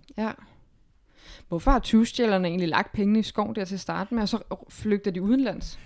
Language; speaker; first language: Danish; native; Danish